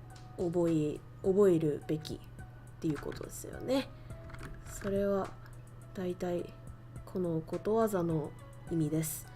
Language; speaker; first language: Japanese; non-native, fluent; Vietnamese